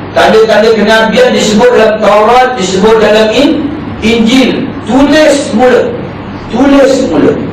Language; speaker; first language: Malay; native; Malay